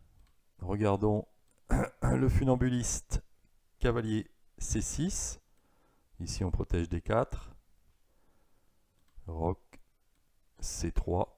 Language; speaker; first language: French; native; French